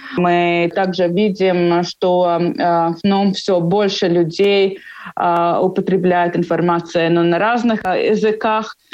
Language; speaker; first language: Russian; non-native, local second language; Latvian